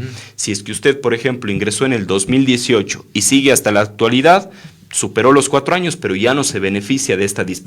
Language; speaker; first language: Spanish; native; Spanish